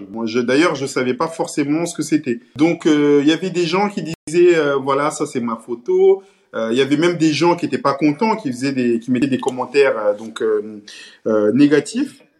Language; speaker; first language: French; early bilingual, other home language; Kabuverdianu